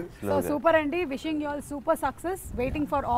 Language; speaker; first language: Telugu; native; Telugu